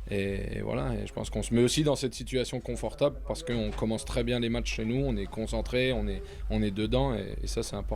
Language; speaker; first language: French; native; French